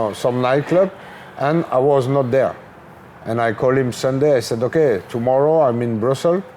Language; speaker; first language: English; non-native, learner; French